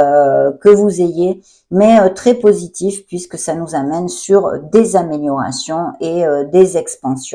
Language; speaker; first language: French; native; French